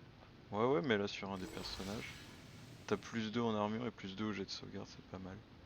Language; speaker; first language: French; native; French